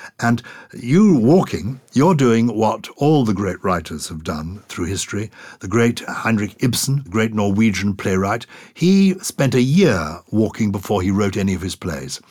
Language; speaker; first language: English; native; English